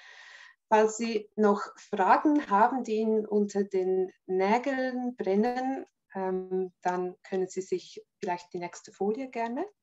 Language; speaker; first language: German; native; German